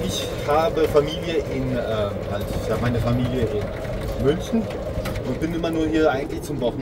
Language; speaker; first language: German; native; German